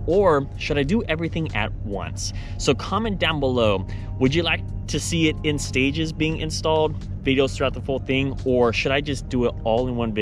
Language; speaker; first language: English; native; English